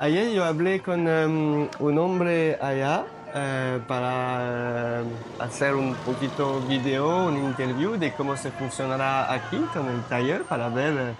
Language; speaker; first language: Spanish; non-native, learner; French